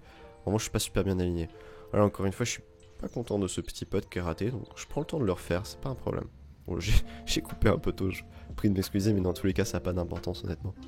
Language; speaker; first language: French; native; French